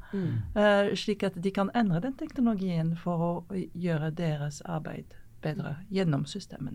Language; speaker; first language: Norwegian; non-native, fluent; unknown